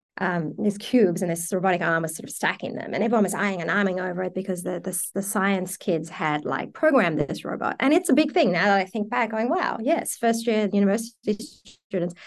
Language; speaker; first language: English; early bilingual, other home language; Persian